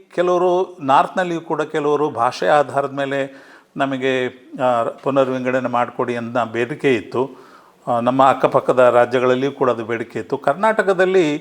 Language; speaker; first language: Kannada; non-native, local second language; Urdu